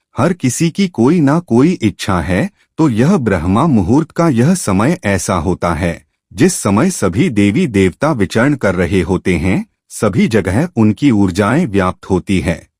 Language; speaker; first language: Hindi; native; Hindi